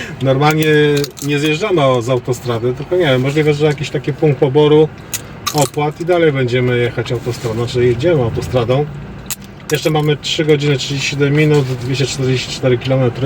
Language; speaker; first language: Polish; native; Polish